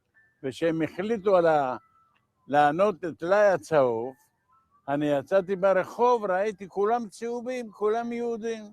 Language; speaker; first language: Hebrew; non-native, fluent; Ladino